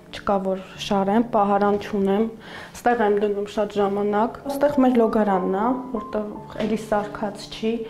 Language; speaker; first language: Armenian; native; Armenian